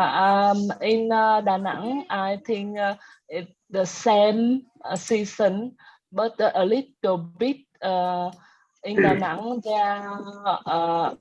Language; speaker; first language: English; non-native, learner; Vietnamese